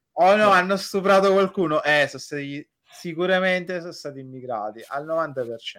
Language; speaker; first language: Italian; native; Italian